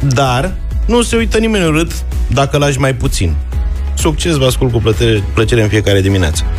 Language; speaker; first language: Romanian; native; Romanian